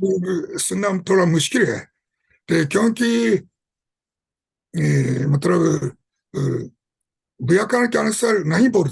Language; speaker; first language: Hindi; non-native, fluent; Japanese